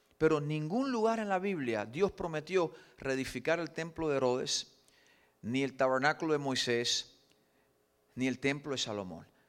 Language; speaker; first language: Spanish; native; Spanish